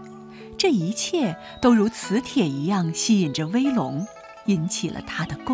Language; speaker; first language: Chinese; native; Chinese